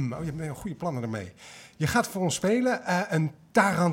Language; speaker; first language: Dutch; native; Dutch